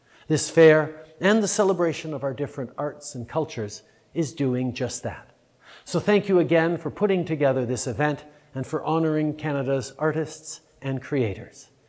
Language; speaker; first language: English; early bilingual, other home language; French